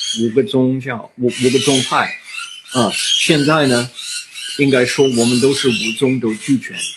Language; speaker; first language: Chinese; non-native, fluent; English